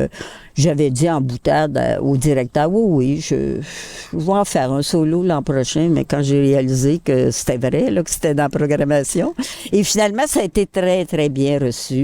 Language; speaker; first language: French; native; French